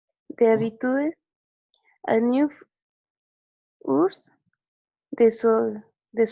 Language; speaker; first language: French; non-native, learner; Spanish